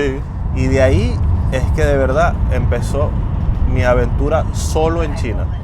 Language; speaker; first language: Spanish; native; Spanish